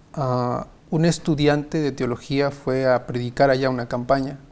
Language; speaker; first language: Spanish; native; Spanish